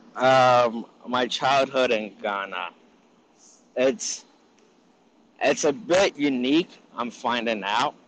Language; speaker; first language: English; early bilingual, other home language; Akan